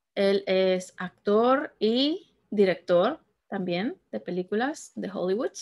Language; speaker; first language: Spanish; native; Spanish